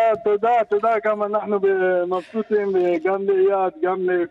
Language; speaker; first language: Hebrew; non-native, local second language; Arabic